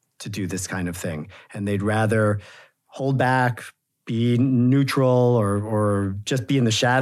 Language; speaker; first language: English; native; English